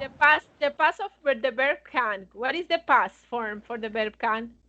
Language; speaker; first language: English; non-native, fluent; Spanish